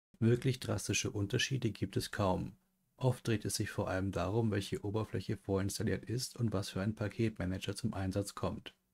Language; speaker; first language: German; native; German